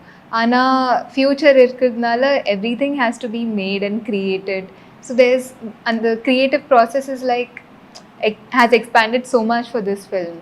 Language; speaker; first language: Tamil; non-native, fluent; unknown